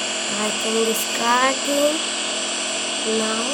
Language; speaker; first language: English; non-native, learner; Hindi